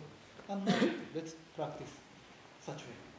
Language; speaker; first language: English; non-native, learner; Japanese